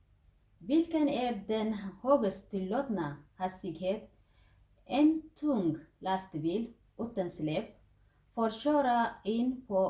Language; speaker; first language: Swedish; non-native, fluent; Tigrinya